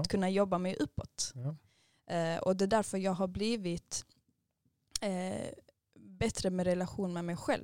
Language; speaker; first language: Swedish; early bilingual, other home language; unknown